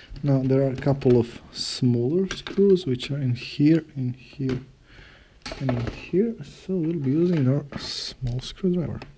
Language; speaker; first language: English; non-native, fluent; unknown